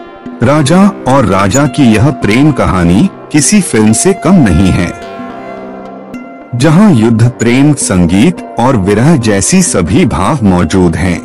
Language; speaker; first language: Hindi; native; Hindi